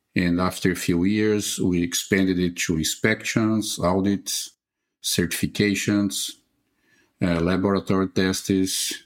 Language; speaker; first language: English; non-native, fluent; Portuguese